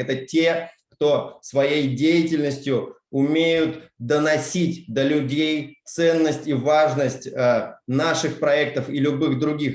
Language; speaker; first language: Russian; native; Russian